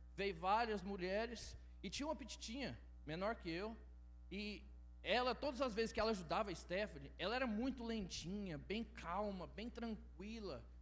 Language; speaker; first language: Portuguese; early bilingual, heritage; Portuguese